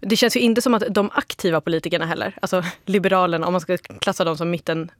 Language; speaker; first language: Swedish; native; Swedish